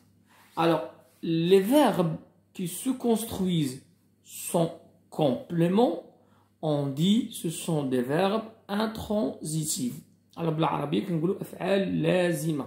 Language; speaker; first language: French; non-native, local second language; Arabic